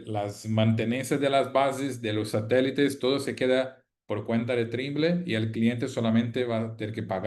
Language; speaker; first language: Spanish; non-native, fluent; Portuguese